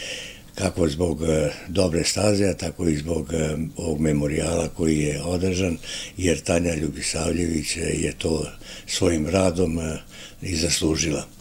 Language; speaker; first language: Serbian; native; Serbian